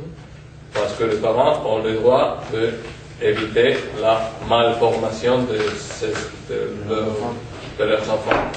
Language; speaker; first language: French; non-native, fluent; Spanish